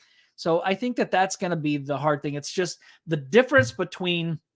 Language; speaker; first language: English; native; English